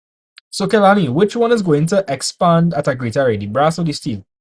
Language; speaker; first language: English; native; English